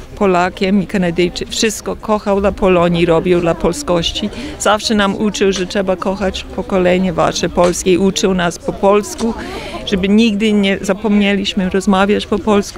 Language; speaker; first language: Polish; early bilingual, heritage; Polish